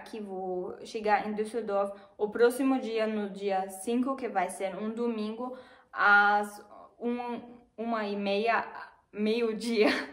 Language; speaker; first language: Portuguese; non-native, fluent; German